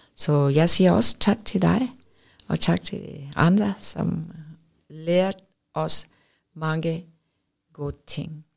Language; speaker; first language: Danish; non-native, fluent; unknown